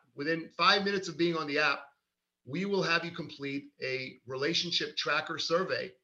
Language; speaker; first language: English; early bilingual, other home language; Hebrew